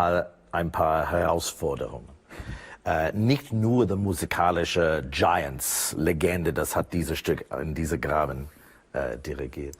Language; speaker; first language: German; non-native, fluent; English